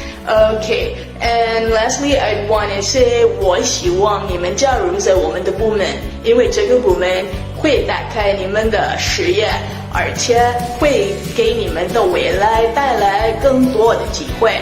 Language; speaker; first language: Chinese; non-native, learner; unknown